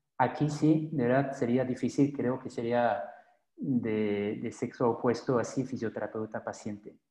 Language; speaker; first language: Spanish; non-native, fluent; French